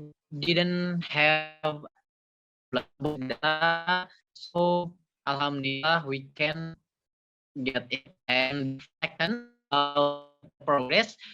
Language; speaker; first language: English; non-native, learner; Indonesian